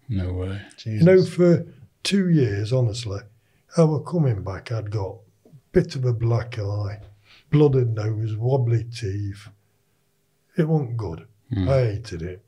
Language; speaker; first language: English; native; English